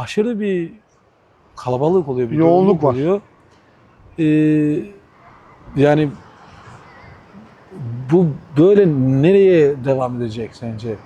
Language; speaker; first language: Turkish; non-native, fluent; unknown